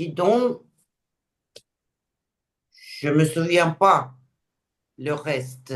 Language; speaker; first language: French; non-native, learner; Turkish